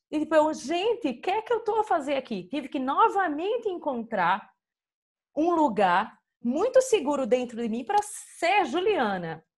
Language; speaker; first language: Portuguese; native; Portuguese